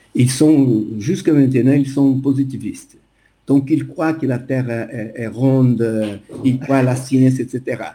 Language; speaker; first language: French; non-native, fluent; Portuguese